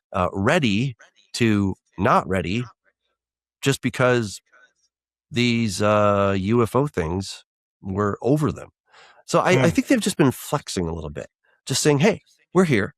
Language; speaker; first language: English; native; English